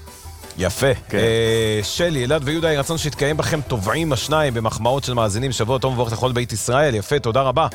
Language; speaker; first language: Hebrew; native; Hebrew